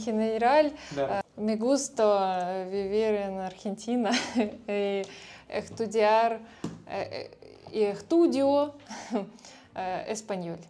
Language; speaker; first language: Spanish; non-native, learner; Russian